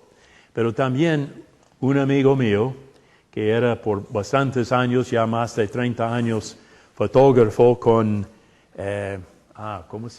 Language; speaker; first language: Spanish; non-native, fluent; English